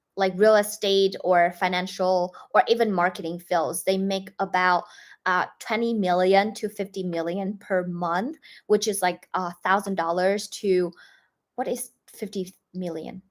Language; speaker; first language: English; non-native, fluent; Vietnamese